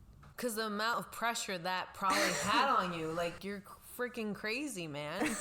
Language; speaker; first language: English; non-native, local second language; Spanish